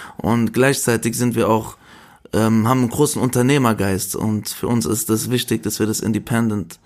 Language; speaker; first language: German; early bilingual, other home language; Spanish